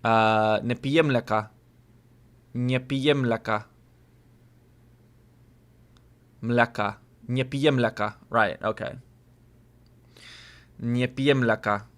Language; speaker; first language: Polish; non-native, learner; English